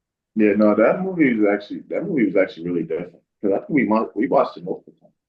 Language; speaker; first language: English; native; English